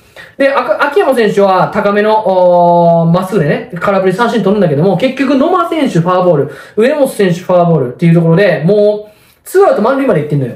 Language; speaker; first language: Japanese; native; Japanese